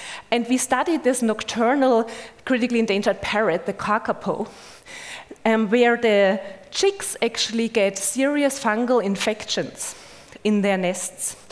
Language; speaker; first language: English; non-native, fluent; German